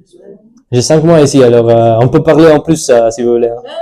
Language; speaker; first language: French; non-native, fluent; English